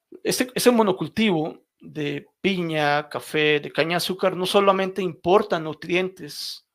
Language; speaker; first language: Spanish; native; Spanish